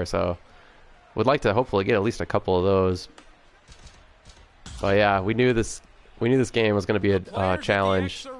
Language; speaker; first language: English; native; English